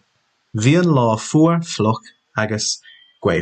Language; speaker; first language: Irish; non-native, local second language; English